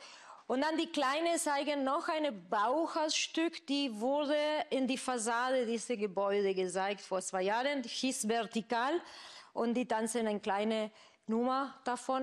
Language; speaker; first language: German; non-native, fluent; Spanish